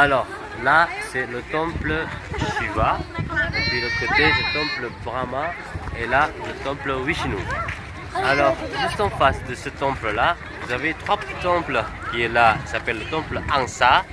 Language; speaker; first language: French; non-native, fluent; Indonesian